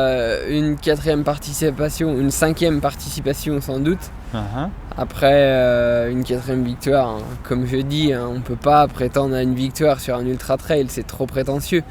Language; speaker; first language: French; native; French